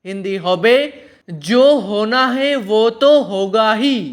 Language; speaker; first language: Hindi; non-native, local second language; Bangla